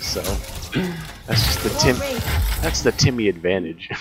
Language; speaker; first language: English; native; English